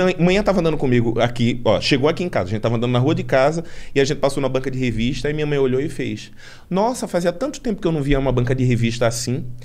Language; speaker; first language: Portuguese; native; Portuguese